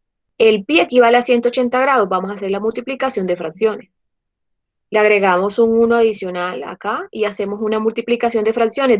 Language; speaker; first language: Spanish; native; Spanish